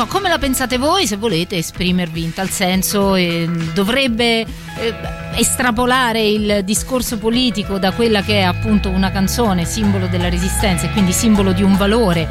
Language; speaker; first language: Italian; native; Italian